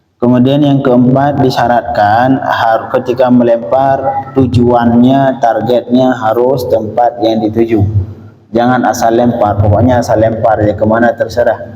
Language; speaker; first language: Malay; native; Malay